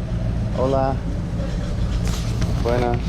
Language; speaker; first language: Spanish; non-native, learner; English